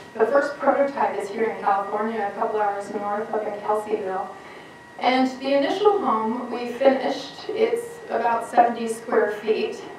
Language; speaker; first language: English; native; English